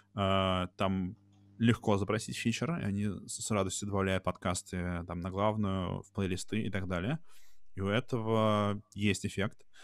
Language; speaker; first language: Russian; native; Russian